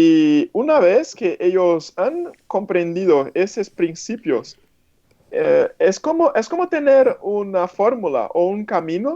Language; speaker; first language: Spanish; non-native, fluent; Portuguese